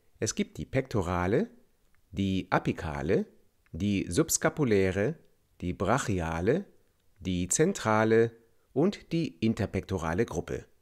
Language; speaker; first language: German; native; German